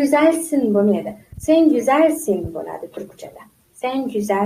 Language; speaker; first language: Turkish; non-native, fluent; Uzbek